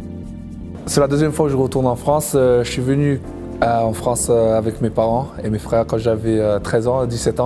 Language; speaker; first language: French; non-native, fluent; English